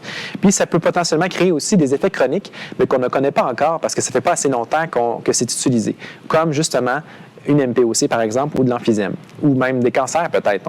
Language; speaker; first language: French; native; French